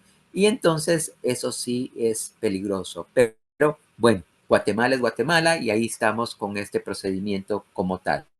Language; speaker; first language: Spanish; native; Spanish